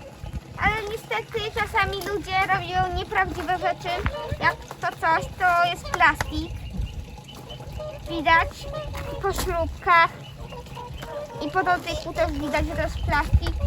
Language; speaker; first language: Polish; early bilingual, heritage; Polish